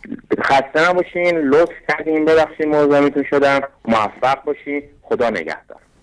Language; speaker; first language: Persian; native; Persian